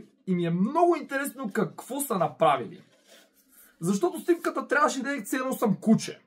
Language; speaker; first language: Bulgarian; native; Bulgarian